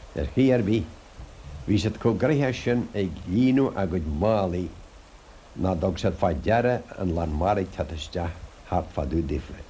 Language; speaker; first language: Irish; native; Irish